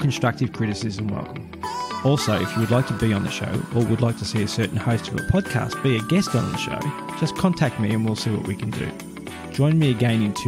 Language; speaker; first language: English; native; English